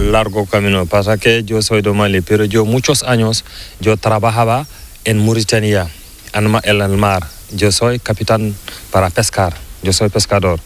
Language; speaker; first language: Spanish; non-native, learner; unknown